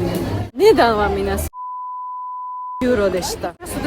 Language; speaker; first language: Japanese; non-native, fluent; Georgian